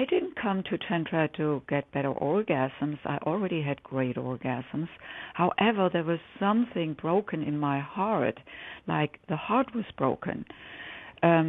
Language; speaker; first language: English; non-native, fluent; German